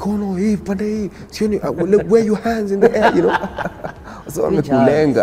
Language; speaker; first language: English; non-native, local second language; Swahili